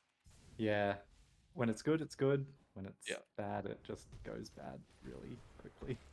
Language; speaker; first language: English; native; English